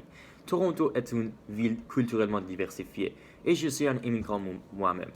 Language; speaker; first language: French; non-native, learner; Persian